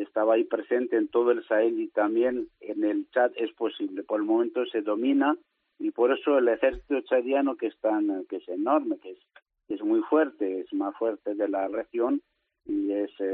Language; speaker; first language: Spanish; native; Spanish